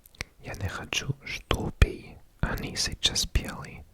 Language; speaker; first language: Russian; non-native, learner; English